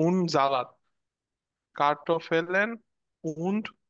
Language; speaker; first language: German; non-native, learner; Bangla